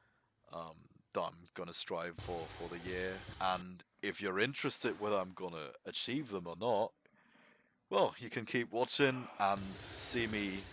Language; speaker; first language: English; non-native, fluent; German